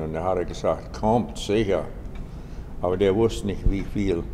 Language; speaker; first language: German; early bilingual, heritage; English